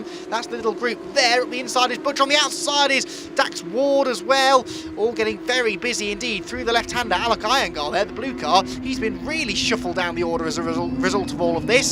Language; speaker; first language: English; native; English